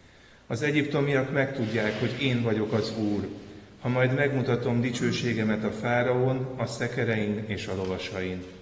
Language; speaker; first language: Hungarian; native; Hungarian